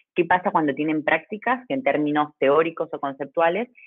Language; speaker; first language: Spanish; native; Spanish